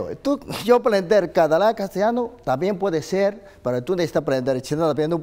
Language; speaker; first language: Spanish; non-native, learner; Chinese